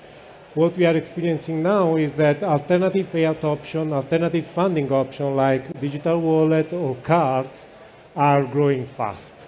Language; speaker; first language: English; non-native, fluent; Italian